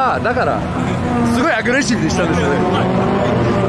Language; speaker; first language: Japanese; non-native, fluent; English